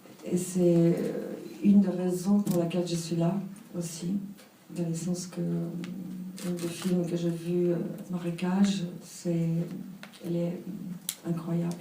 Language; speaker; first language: French; non-native, fluent; Italian